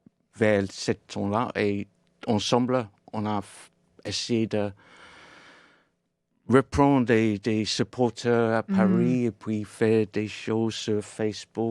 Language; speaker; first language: French; non-native, fluent; English